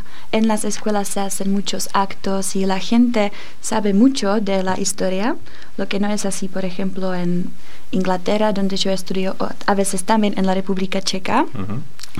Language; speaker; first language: Spanish; non-native, fluent; Czech